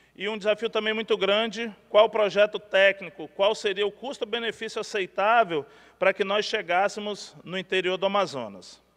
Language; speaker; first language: Portuguese; native; Portuguese